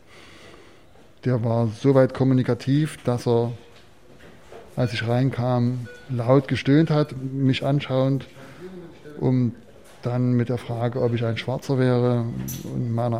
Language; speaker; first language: German; native; German